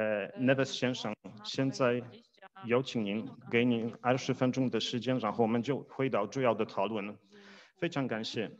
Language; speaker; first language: Chinese; non-native, fluent; Polish